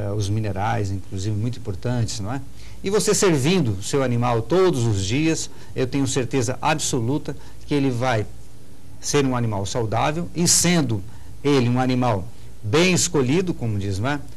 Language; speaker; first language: Portuguese; native; Portuguese